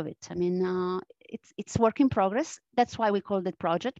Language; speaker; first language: English; non-native, fluent; Italian